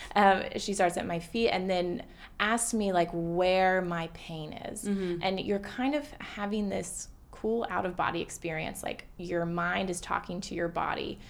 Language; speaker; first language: English; native; English